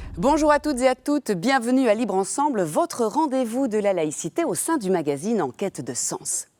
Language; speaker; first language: French; native; French